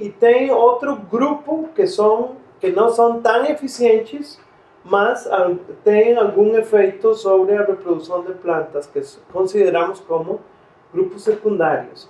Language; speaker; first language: Portuguese; non-native, fluent; Spanish